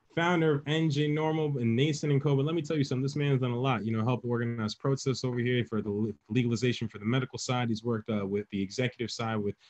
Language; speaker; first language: English; native; English